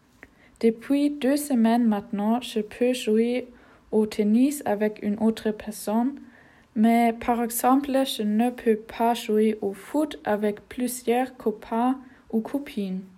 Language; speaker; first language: French; non-native, learner; German